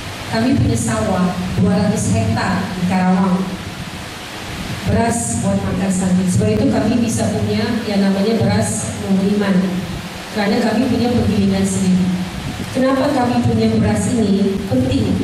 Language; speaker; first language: Indonesian; non-native, fluent; Malay